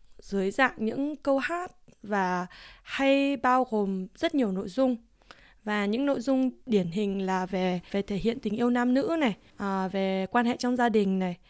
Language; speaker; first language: Vietnamese; early bilingual, heritage; Vietnamese